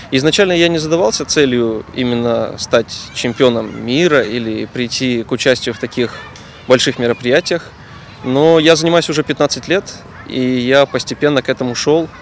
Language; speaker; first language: Russian; native; Russian